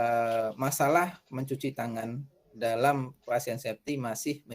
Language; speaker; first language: Indonesian; native; Indonesian